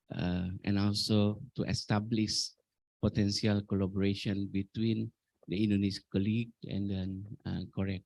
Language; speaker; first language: English; non-native, fluent; Indonesian